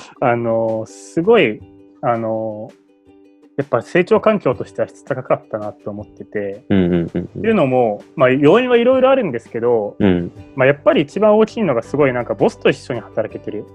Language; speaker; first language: Japanese; native; Japanese